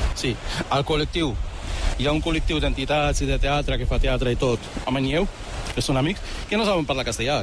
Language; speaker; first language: Catalan; early bilingual, other home language; Arabic